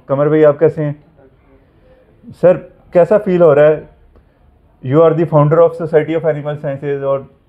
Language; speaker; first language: Urdu; non-native, local second language; Punjabi